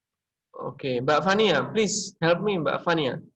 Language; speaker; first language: English; non-native, learner; Indonesian